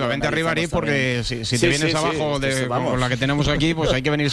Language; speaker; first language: Spanish; native; Spanish